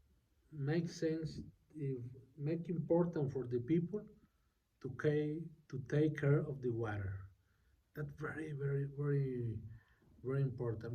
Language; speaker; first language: English; non-native, learner; Spanish